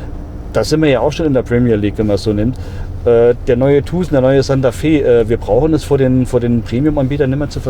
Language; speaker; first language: German; native; German